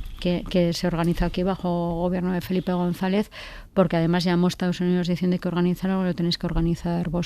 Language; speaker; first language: Spanish; native; Spanish